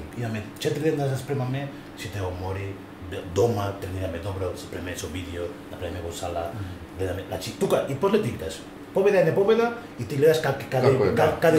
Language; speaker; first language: Macedonian; non-native, learner; Spanish